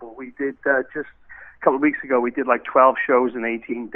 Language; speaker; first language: English; native; English